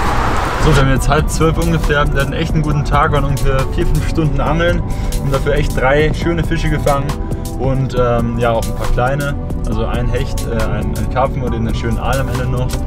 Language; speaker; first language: German; native; German